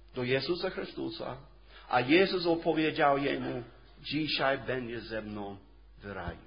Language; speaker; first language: Polish; non-native, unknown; English